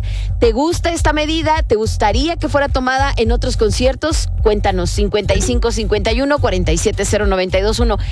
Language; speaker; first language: Spanish; native; Spanish